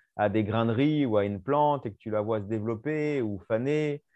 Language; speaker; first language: French; native; French